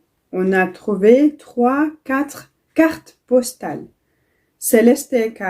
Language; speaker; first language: French; non-native, fluent; Tigrinya